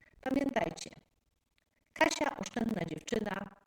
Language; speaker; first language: Polish; native; Polish